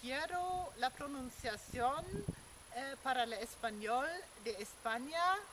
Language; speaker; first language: Spanish; non-native, learner; German